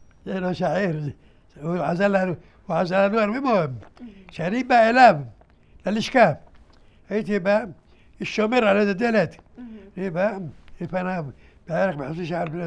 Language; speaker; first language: Hebrew; early bilingual, other home language; Arabic